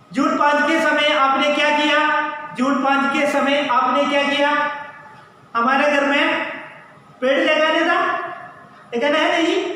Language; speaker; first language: Hindi; non-native, local second language; Malayalam